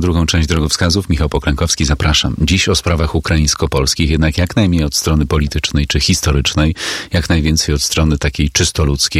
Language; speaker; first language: Polish; native; Polish